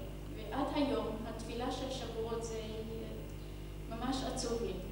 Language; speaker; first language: Hebrew; non-native, fluent; Hungarian